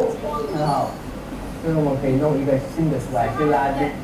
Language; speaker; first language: Chinese; non-native, fluent; Thai